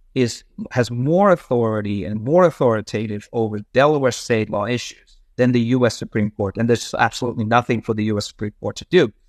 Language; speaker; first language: English; non-native, fluent; Dutch